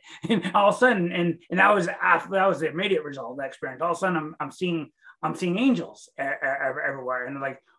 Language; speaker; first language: English; native; English